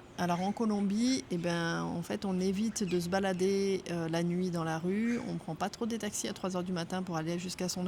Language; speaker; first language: French; native; French